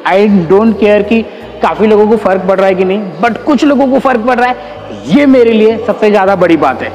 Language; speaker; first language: Hindi; native; Hindi